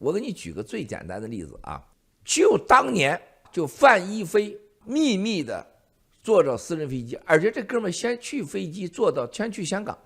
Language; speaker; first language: Chinese; native; Chinese